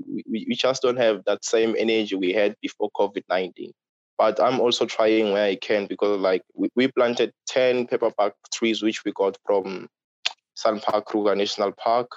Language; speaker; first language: English; non-native, local second language; Swati